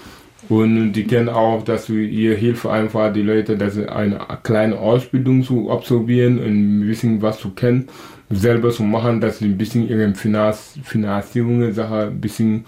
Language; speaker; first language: German; non-native, learner; Wolof